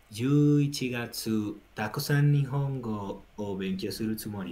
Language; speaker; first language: Japanese; non-native, learner; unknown